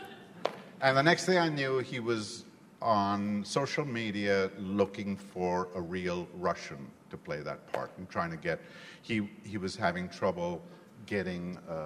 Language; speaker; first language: English; non-native, local second language; Gujarati